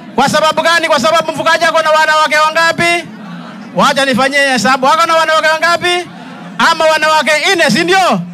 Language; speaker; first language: Swahili; non-native, local second language; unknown